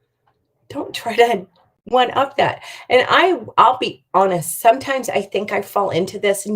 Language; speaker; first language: English; native; English